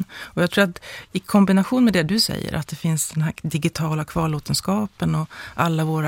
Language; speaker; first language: Swedish; native; Swedish